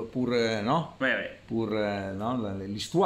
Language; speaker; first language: French; non-native, fluent; Italian